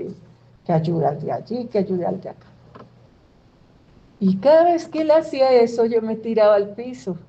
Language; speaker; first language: Spanish; native; Spanish